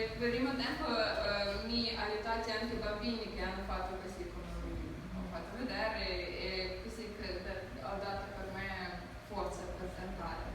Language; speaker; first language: Italian; non-native, learner; Ukrainian